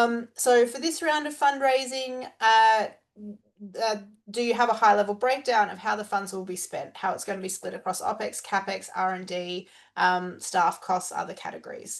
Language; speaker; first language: English; native; English